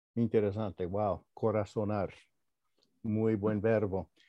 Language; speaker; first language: Spanish; early bilingual, heritage; Spanish